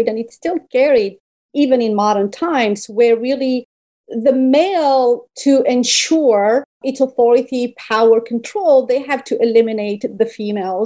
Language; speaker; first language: English; non-native, fluent; Berber languages